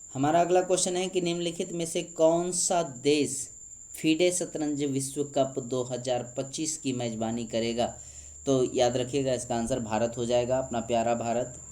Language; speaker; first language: Hindi; native; Hindi